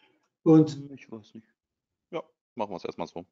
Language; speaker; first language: German; native; German